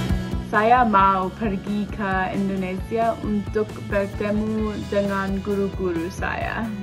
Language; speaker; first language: Indonesian; non-native, learner; English